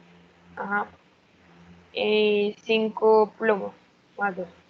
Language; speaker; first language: Spanish; native; Spanish